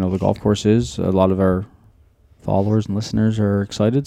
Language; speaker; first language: English; native; English